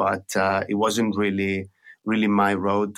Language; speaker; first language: English; non-native, fluent; Italian